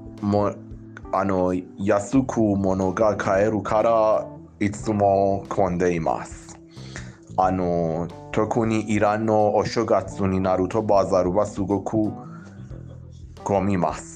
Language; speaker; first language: Japanese; non-native, fluent; Persian